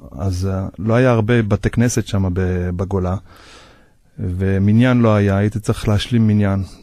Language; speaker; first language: Hebrew; native; Hebrew